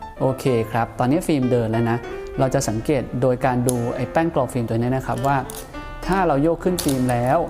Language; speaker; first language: Thai; native; Thai